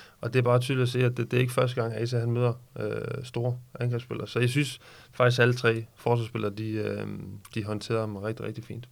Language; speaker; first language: Danish; native; Danish